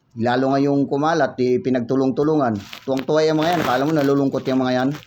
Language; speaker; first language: Filipino; native; Filipino